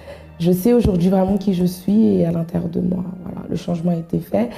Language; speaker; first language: French; native; French